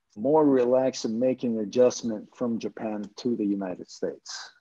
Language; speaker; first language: English; non-native, fluent; Japanese